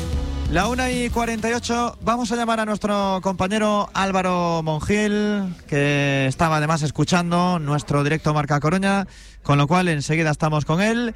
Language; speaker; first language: Spanish; native; Spanish